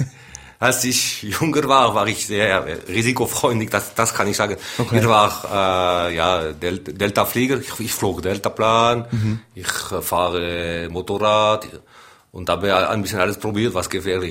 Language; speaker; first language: German; non-native, local second language; French